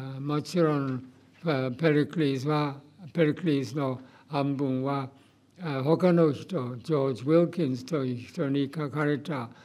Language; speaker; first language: Japanese; non-native, fluent; English